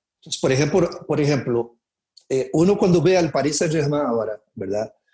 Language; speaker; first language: Spanish; native; Spanish